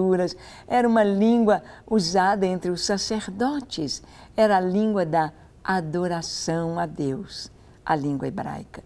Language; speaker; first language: Portuguese; native; Portuguese